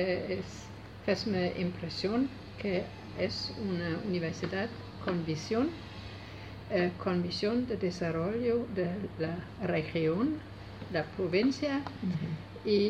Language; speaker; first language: Spanish; non-native, learner; Danish